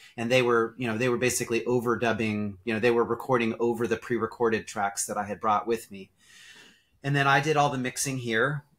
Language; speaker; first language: English; native; English